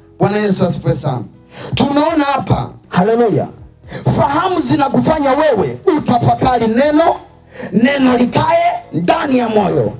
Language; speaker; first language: Swahili; native; Swahili